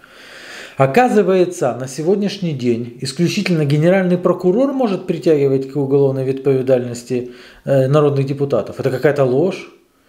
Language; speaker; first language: Russian; native; Russian